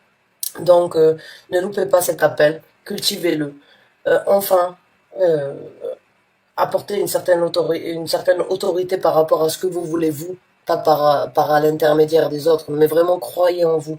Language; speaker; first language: French; native; French